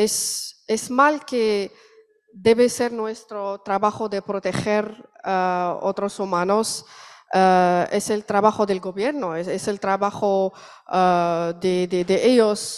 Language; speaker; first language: Spanish; non-native, learner; Arabic